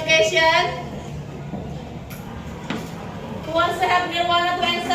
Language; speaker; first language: English; non-native, learner; Indonesian